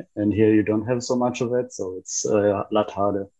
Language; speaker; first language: English; non-native, fluent; Hebrew